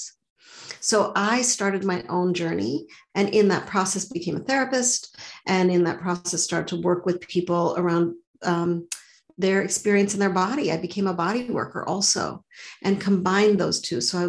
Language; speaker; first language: English; native; English